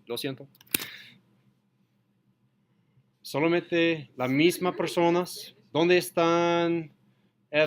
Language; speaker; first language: Spanish; non-native, learner; English